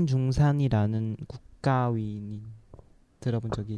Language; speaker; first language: Korean; non-native, learner; Chinese